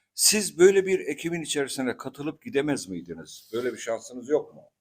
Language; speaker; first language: Turkish; native; Turkish